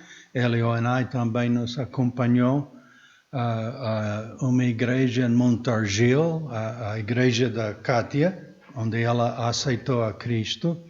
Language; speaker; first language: Portuguese; non-native, fluent; English